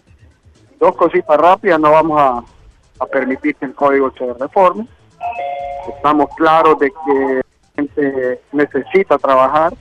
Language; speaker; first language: Spanish; native; Spanish